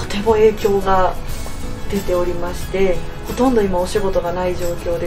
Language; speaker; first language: Japanese; native; Japanese